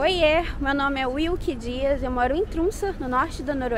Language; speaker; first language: Portuguese; native; Portuguese